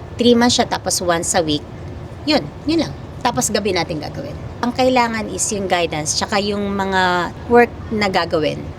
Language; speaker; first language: Filipino; native; Filipino